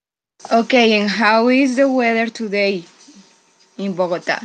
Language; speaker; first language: English; non-native, fluent; Spanish